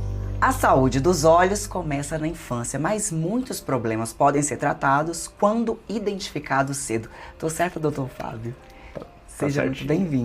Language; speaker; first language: Portuguese; native; Portuguese